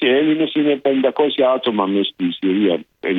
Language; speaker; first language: Greek; non-native, local second language; Arabic